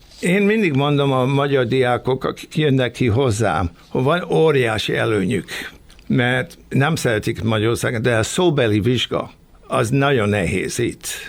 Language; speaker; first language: Hungarian; early bilingual, heritage; Hungarian